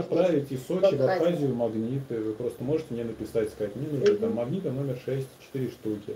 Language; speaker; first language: Russian; native; Russian